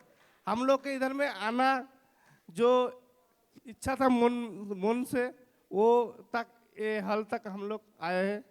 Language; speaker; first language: Hindi; non-native, local second language; Bangla